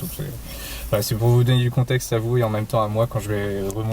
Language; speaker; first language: French; native; French